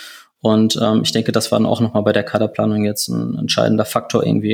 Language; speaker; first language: German; native; German